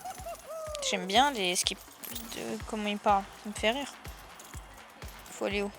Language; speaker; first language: French; native; French